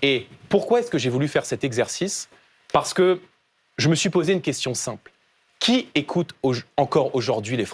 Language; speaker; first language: French; native; French